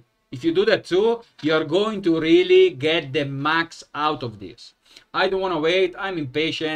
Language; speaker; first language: English; non-native, fluent; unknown